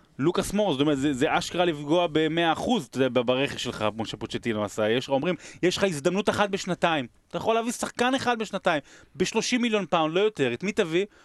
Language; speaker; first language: Hebrew; native; Hebrew